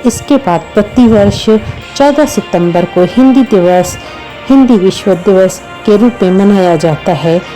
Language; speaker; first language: Hindi; non-native, local second language; Sindhi